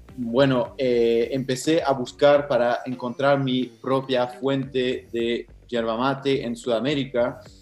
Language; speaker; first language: Spanish; non-native, fluent; French